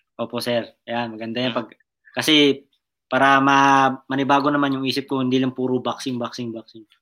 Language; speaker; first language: Filipino; non-native, local second language; Cebuano